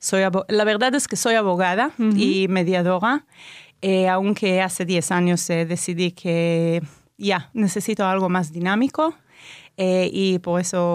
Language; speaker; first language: Spanish; non-native, fluent; Hebrew